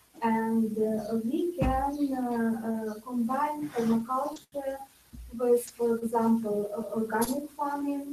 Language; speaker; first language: English; non-native, learner; Ukrainian